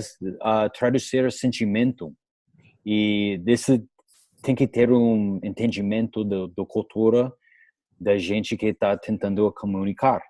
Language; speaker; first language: Portuguese; non-native, learner; English